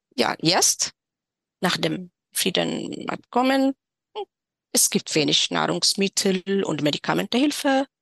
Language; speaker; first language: German; non-native, learner; Tigrinya